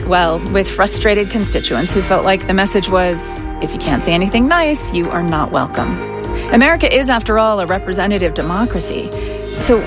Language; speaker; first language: English; native; English